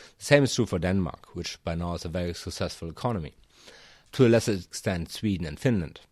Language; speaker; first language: English; non-native, fluent; German